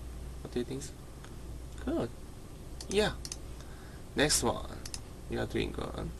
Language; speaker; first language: English; non-native, learner; Korean